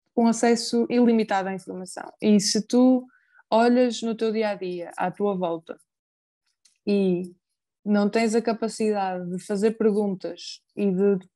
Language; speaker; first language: Portuguese; native; Portuguese